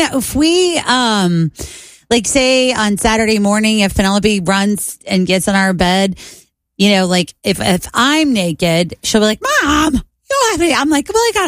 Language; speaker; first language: English; native; English